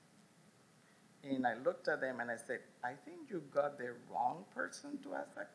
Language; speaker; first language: English; non-native, fluent; Spanish